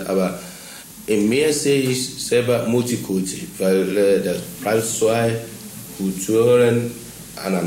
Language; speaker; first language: German; non-native, fluent; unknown